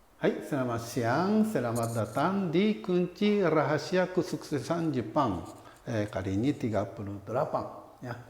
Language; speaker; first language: Indonesian; non-native, fluent; Japanese